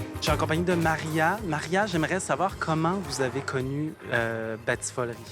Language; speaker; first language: French; native; French